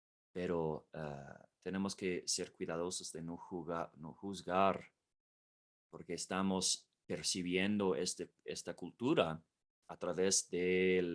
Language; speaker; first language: Spanish; non-native, fluent; English